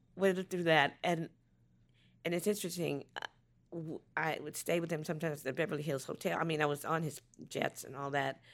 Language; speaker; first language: English; native; English